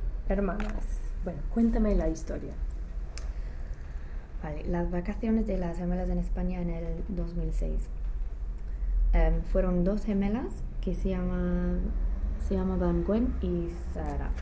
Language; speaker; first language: Spanish; non-native, learner; English